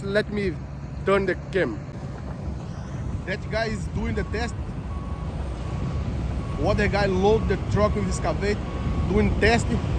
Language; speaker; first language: English; non-native, learner; Portuguese